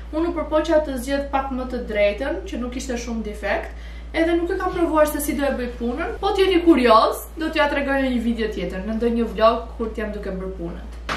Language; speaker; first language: Albanian; early bilingual, heritage; Albanian